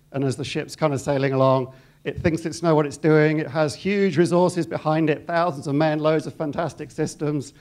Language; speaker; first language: English; native; English